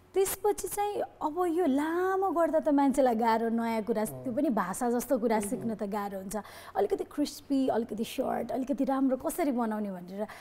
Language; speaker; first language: Nepali; non-native, local second language; Newari